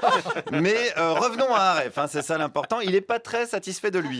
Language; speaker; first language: French; native; French